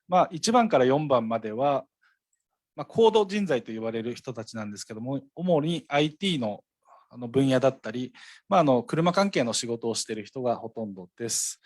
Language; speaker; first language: Japanese; native; Japanese